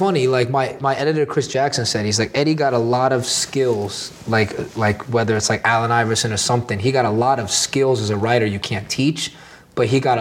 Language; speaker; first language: English; native; English